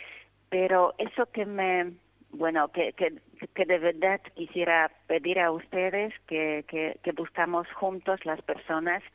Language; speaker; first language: Spanish; non-native, fluent; Polish